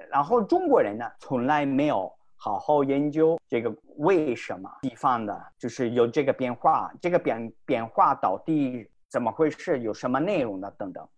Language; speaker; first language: Chinese; non-native, fluent; Italian